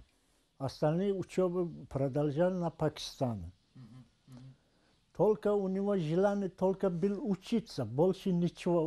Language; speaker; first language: Russian; non-native, local second language; Tajik